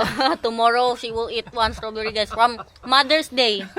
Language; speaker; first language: English; non-native, local second language; Filipino